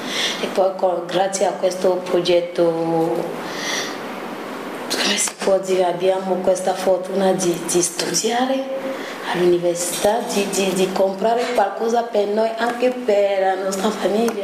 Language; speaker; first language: Italian; non-native, learner; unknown